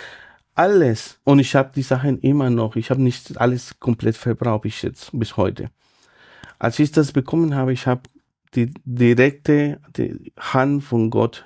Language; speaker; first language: German; non-native, fluent; Spanish